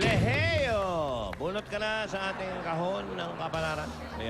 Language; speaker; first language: Filipino; native; Filipino